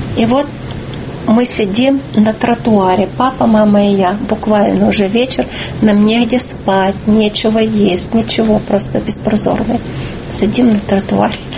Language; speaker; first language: Russian; early bilingual, heritage; Russian